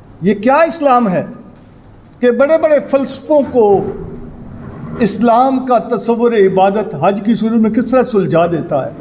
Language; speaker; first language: Urdu; non-native, local second language; Punjabi